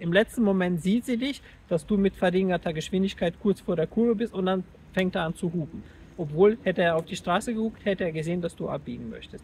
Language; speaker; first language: German; native; German